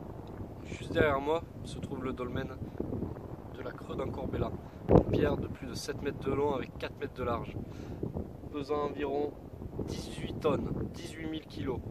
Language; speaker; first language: French; native; French